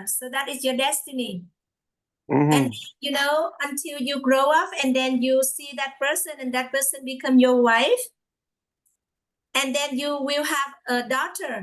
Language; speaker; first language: English; non-native, fluent; Vietnamese